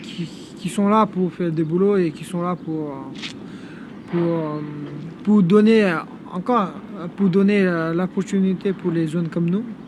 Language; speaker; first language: French; non-native, fluent; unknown